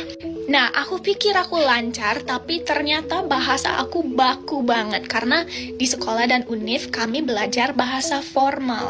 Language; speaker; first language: Indonesian; non-native, fluent; English